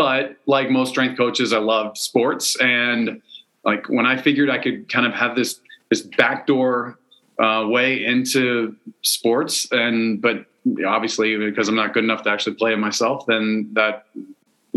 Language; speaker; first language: English; native; English